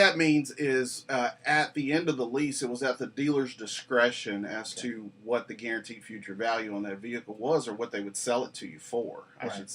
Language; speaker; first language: English; native; English